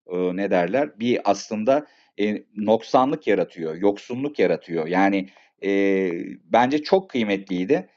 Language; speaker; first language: Turkish; native; Turkish